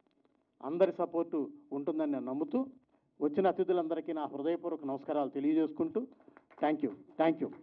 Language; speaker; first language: Telugu; native; Telugu